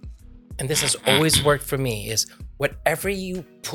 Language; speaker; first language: English; non-native, fluent; French